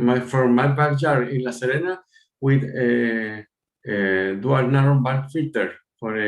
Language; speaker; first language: English; non-native, learner; Spanish